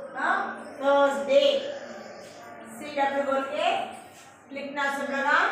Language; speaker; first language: Hindi; non-native, local second language; Telugu